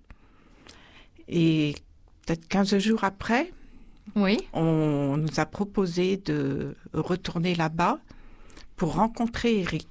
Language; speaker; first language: French; native; French